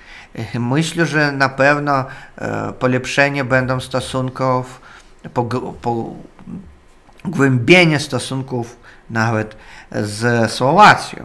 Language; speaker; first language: Polish; non-native, learner; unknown